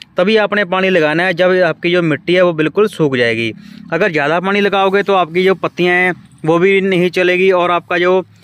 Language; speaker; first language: Hindi; non-native, local second language; Punjabi